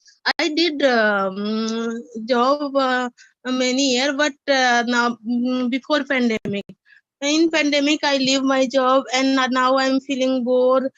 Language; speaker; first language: English; non-native, learner; Hindi